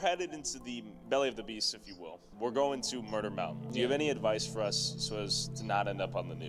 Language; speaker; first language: English; native; English